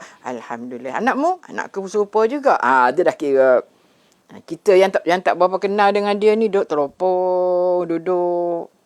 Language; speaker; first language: Malay; native; Malay